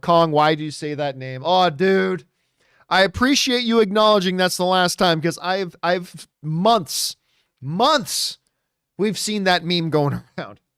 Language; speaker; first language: English; native; English